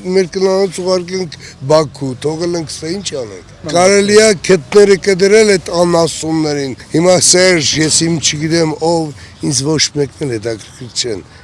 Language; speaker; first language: Armenian; native; Armenian